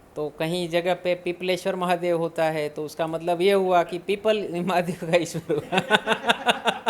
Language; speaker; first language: Hindi; non-native, local second language; Gujarati